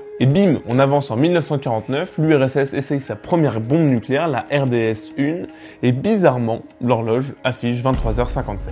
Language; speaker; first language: French; native; French